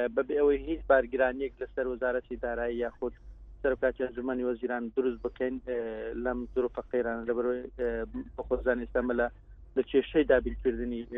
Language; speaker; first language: Central Kurdish; non-native, local second language; Kurdish